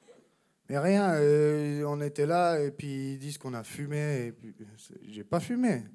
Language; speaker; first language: French; native; French